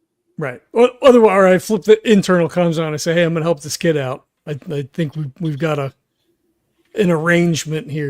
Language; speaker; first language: English; native; English